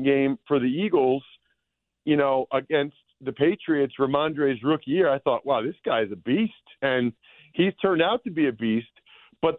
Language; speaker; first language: English; native; English